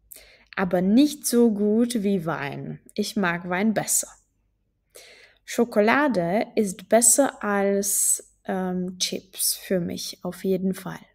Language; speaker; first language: German; non-native, fluent; Czech